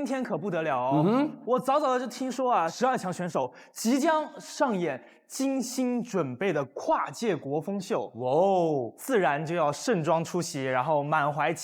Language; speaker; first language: Chinese; native; Chinese